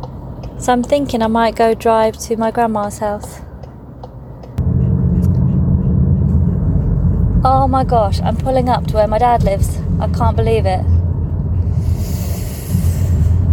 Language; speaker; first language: English; non-native, local second language; Polish